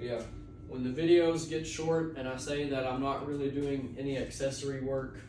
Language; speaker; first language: English; native; English